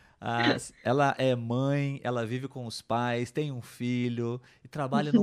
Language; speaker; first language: Portuguese; non-native, learner; Spanish